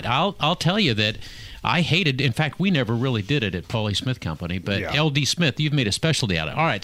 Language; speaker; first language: English; native; English